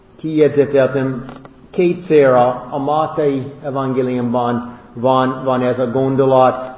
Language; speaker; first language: Hungarian; non-native, fluent; English